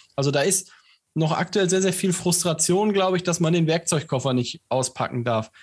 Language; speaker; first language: German; native; German